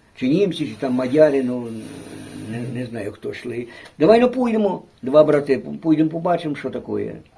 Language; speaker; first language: Ukrainian; native; Ukrainian